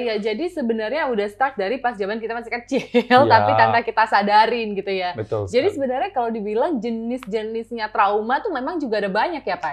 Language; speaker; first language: Indonesian; native; Indonesian